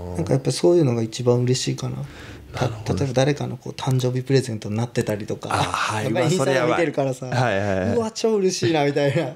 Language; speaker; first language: Japanese; native; Japanese